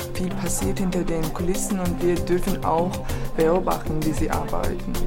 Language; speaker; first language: German; non-native, fluent; Turkish